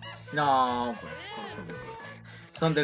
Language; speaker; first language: Spanish; native; Spanish